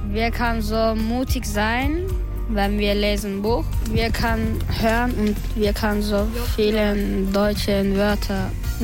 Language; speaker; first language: German; non-native, learner; Turkish